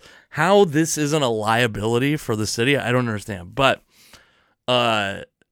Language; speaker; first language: English; native; English